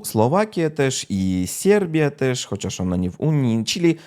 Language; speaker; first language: Polish; non-native, fluent; Russian